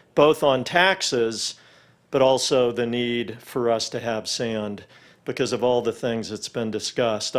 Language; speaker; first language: English; native; English